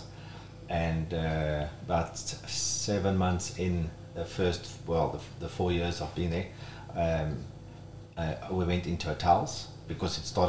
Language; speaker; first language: English; non-native, local second language; Afrikaans